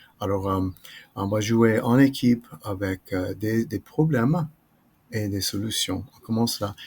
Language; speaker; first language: French; non-native, fluent; English